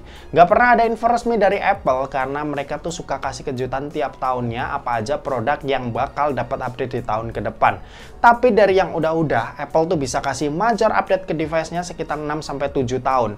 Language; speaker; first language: Indonesian; native; Indonesian